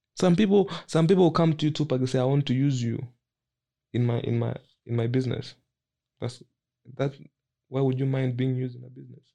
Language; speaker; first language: English; non-native, local second language; Nyanja